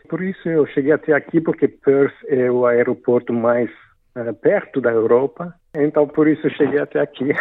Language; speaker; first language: Portuguese; non-native, fluent; French